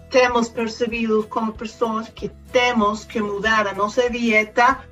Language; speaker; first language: Portuguese; non-native, fluent; Spanish